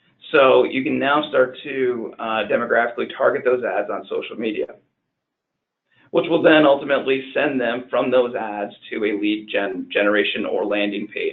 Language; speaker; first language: English; native; English